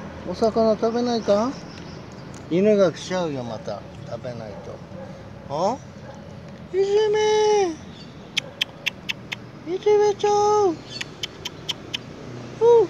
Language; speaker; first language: Japanese; native; Japanese